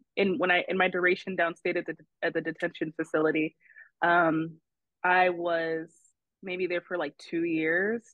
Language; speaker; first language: English; native; English